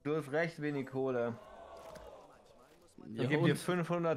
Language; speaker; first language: German; native; German